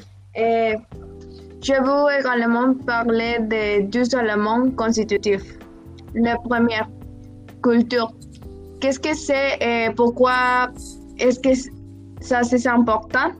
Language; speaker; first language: French; non-native, learner; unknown